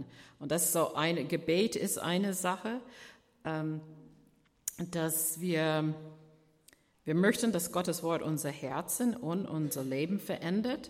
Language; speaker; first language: German; non-native, fluent; English